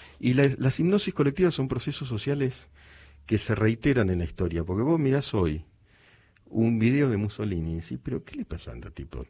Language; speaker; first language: Spanish; native; Spanish